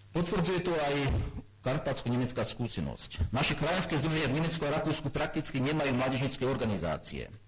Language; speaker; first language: Slovak; non-native, local second language; German